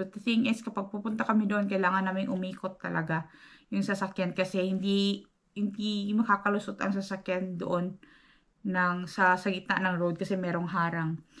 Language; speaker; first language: Filipino; native; Filipino